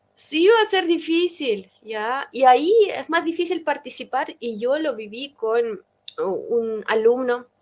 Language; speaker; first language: Spanish; non-native, fluent; Russian